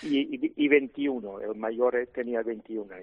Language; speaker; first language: Spanish; non-native, local second language; Catalan